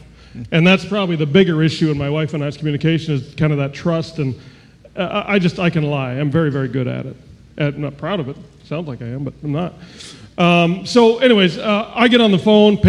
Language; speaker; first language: English; native; English